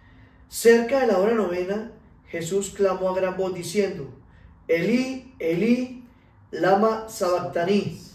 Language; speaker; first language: Spanish; native; Spanish